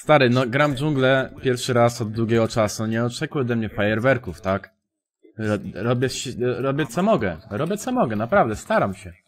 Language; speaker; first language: Polish; native; Polish